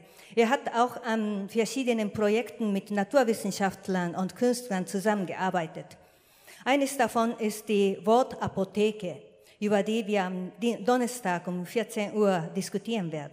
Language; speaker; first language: German; non-native, fluent; Japanese